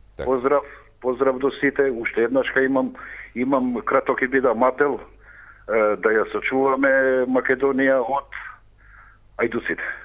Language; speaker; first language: Macedonian; non-native, local second language; Albanian